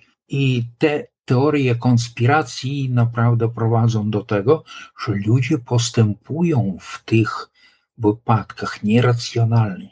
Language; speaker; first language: Polish; non-native, local second language; Lithuanian